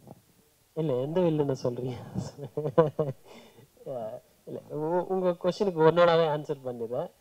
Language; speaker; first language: Tamil; native; Tamil